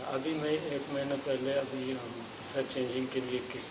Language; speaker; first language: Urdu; non-native, learner; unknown